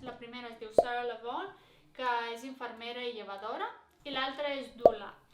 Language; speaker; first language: Catalan; non-native, fluent; Greek